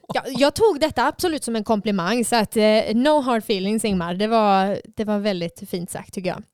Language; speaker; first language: Swedish; native; Swedish